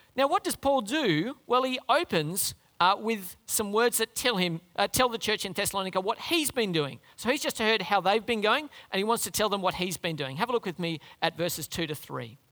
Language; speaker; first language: English; native; English